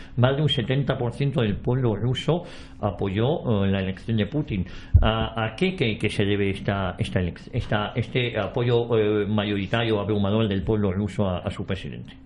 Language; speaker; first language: Spanish; native; Spanish